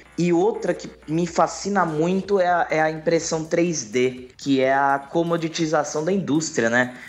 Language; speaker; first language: Portuguese; native; Portuguese